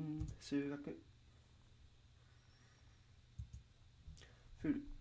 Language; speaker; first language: Japanese; non-native, learner; Spanish